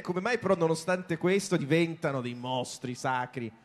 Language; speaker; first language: Italian; native; Italian